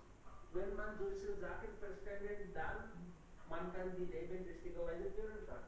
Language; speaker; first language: German; non-native, learner; Hindi